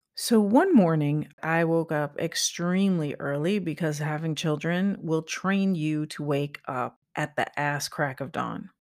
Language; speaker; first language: English; native; English